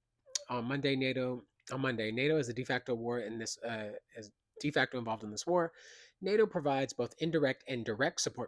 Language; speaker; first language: English; native; English